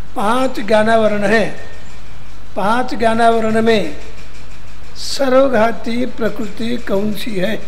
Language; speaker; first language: Hindi; non-native, local second language; Kannada